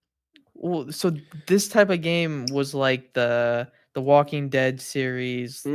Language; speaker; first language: English; native; English